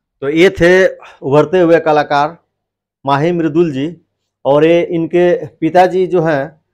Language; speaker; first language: Hindi; non-native, local second language; Bhojpuri